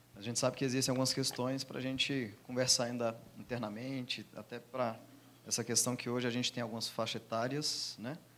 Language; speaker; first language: Portuguese; native; Portuguese